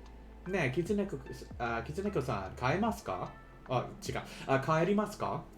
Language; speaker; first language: Japanese; non-native, learner; English